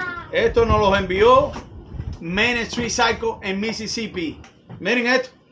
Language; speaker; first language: Spanish; native; Spanish